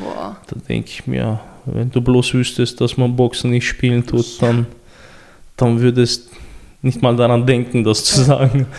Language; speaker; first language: German; early bilingual, other home language; Chechen